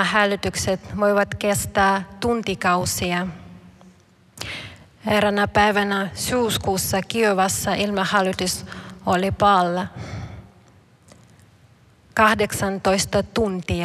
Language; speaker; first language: Finnish; non-native, fluent; Ukrainian